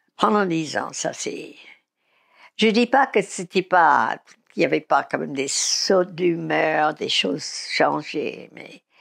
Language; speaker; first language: French; non-native, fluent; English